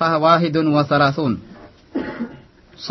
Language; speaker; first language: Arabic; non-native, fluent; Indonesian